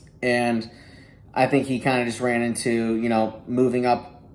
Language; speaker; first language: English; native; English